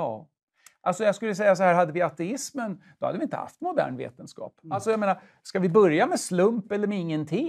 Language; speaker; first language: Swedish; native; Swedish